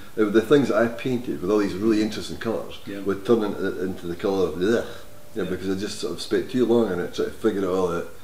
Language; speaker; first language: English; native; English